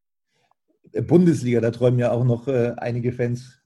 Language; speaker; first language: German; native; German